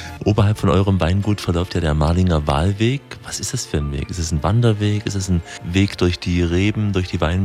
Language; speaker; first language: German; native; German